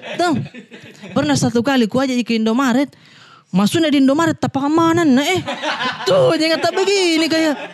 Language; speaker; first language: Indonesian; native; Indonesian